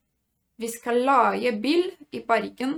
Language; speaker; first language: Norwegian; non-native, fluent; Polish